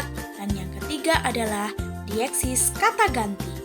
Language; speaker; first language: Indonesian; native; Indonesian